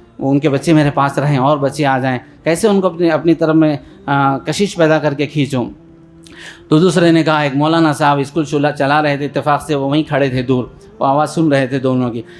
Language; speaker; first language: Urdu; native; Urdu